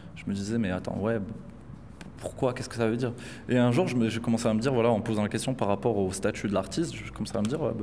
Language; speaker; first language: French; non-native, local second language; Arabic